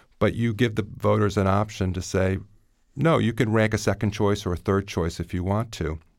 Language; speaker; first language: English; native; English